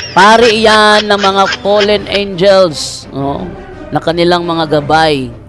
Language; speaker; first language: Filipino; non-native, local second language; Cebuano